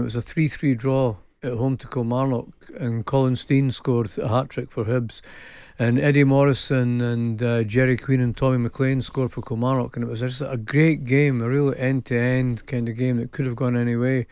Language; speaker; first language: English; native; English